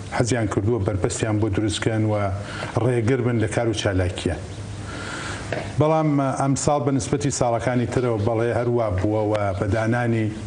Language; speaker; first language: Central Kurdish; native; Central Kurdish